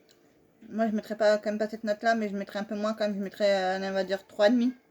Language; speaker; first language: French; native; French